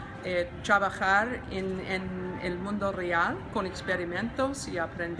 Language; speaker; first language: Spanish; non-native, learner; English